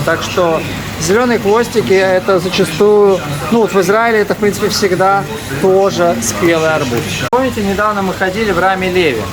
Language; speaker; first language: Russian; native; Russian